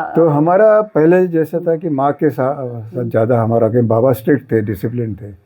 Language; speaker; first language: Hindi; non-native, local second language; Marathi